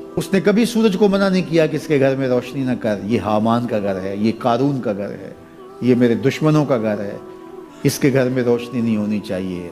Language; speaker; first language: Urdu; non-native, local second language; Punjabi